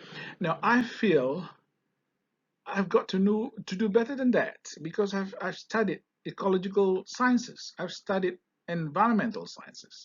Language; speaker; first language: English; non-native, local second language; Malay